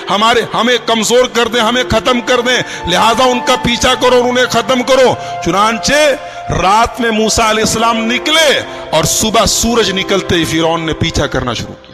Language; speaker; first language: Urdu; native; Urdu